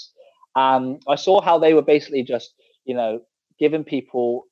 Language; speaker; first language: English; native; English